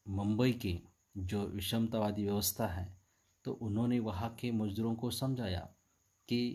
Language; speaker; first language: Hindi; non-native, local second language; Marathi